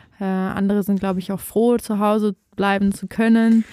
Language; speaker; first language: German; native; German